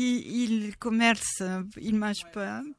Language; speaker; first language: French; non-native, fluent; Spanish